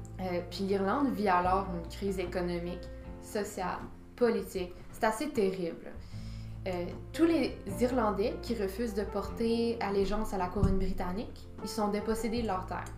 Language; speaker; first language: French; native; French